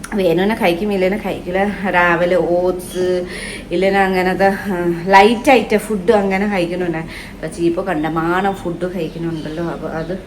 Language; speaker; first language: Malayalam; non-native, learner; Nepali